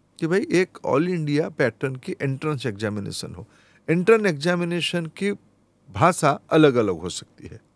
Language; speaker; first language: Hindi; non-native, local second language; Odia